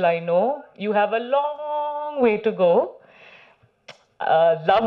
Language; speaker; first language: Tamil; non-native, learner; Malayalam